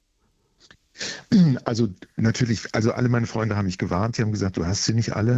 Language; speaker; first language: German; native; German